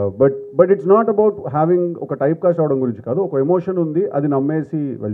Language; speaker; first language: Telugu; native; Telugu